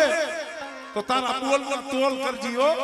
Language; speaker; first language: Gujarati; native; Gujarati